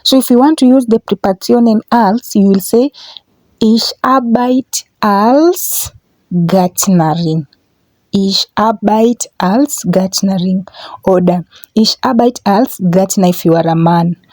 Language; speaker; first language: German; non-native, fluent; English